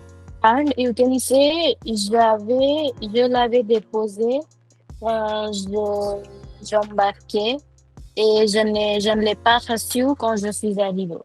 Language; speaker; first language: French; non-native, fluent; Hindi